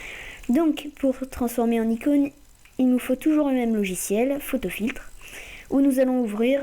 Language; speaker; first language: French; native; French